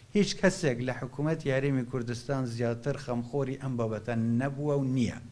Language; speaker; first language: Central Kurdish; non-native, local second language; Kurdish